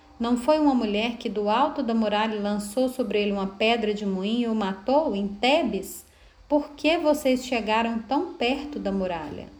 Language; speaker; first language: Portuguese; native; Portuguese